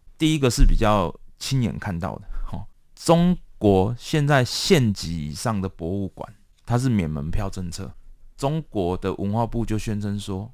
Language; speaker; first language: Chinese; native; Chinese